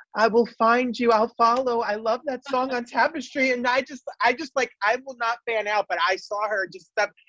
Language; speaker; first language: English; native; English